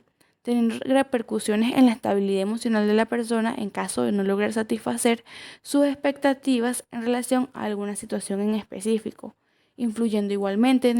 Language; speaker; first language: Spanish; native; Spanish